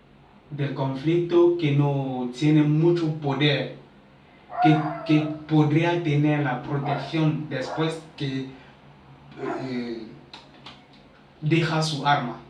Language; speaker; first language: Spanish; non-native, learner; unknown